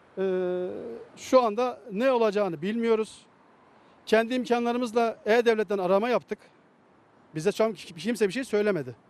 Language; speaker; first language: Turkish; native; Turkish